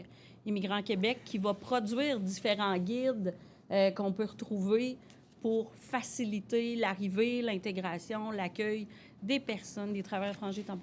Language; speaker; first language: French; native; French